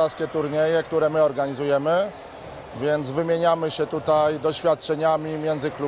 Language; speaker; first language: Polish; native; Polish